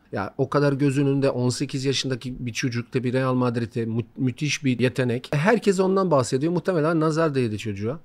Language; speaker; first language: Turkish; non-native, fluent; Bosnian